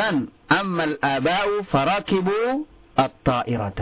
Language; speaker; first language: Arabic; non-native, fluent; Indonesian